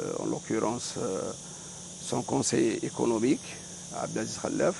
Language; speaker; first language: French; non-native, local second language; Arabic